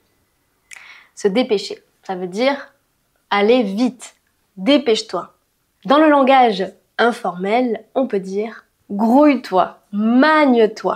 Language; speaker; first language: French; native; French